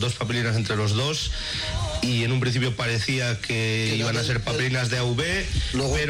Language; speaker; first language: Spanish; native; Spanish